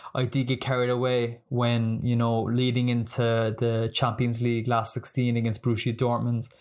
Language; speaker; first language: English; native; English